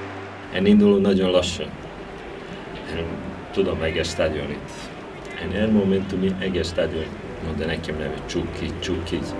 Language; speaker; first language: Hungarian; non-native, learner; Serbian